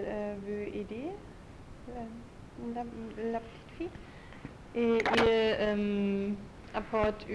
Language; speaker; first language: French; non-native, learner; German